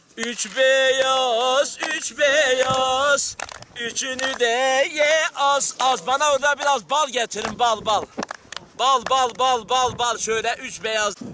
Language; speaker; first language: Turkish; non-native, local second language; Kurdish